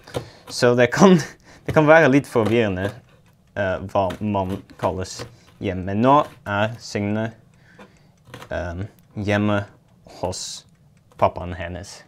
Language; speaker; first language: Norwegian; non-native, learner; Dutch